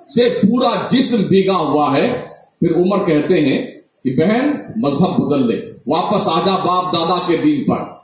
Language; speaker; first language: Urdu; native; Urdu